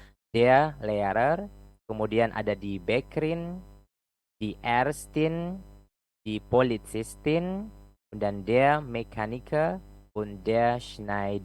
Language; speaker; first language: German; non-native, fluent; Indonesian